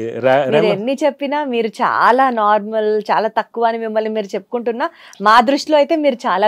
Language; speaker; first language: Telugu; native; Telugu